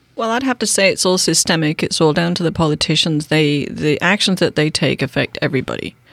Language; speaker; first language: English; native; English